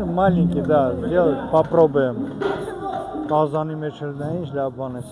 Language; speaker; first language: Russian; non-native, fluent; Armenian